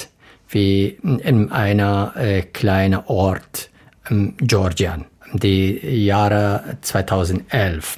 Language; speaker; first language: German; non-native, learner; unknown